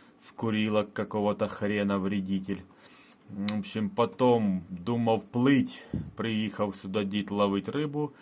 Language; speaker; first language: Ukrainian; non-native, local second language; Russian